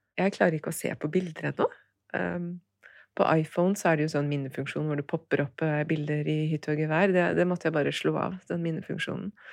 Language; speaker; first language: Norwegian; early bilingual, other home language; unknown